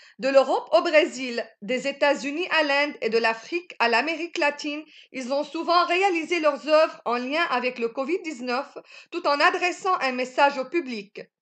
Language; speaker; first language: French; non-native, local second language; Arabic